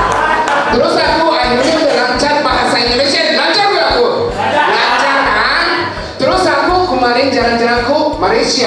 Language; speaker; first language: Indonesian; non-native, fluent; Japanese